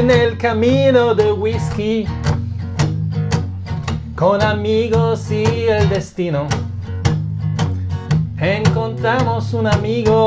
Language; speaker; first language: Spanish; non-native, fluent; English